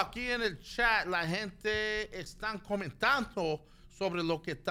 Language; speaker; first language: Spanish; early bilingual, other home language; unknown